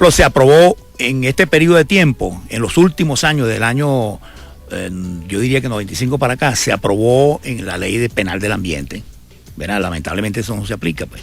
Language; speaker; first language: Spanish; native; Spanish